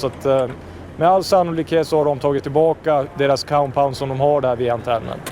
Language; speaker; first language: Swedish; native; Swedish